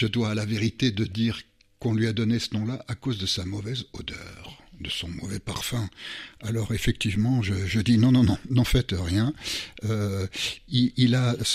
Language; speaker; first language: French; non-native, local second language; Luxembourgish